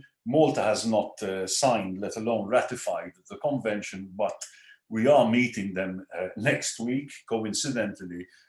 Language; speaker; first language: English; non-native, local second language; Maltese